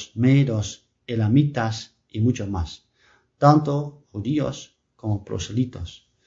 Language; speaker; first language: Spanish; non-native, learner; Dutch